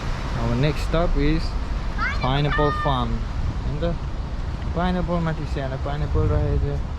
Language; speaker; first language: English; non-native, fluent; Nepali